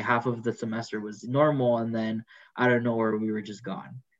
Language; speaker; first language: English; early bilingual, other home language; Spanish